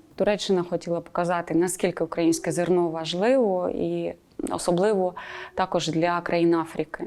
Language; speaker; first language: Ukrainian; non-native, local second language; Russian